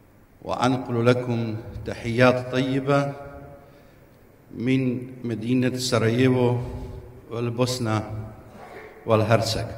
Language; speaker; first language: Arabic; non-native, fluent; Bosnian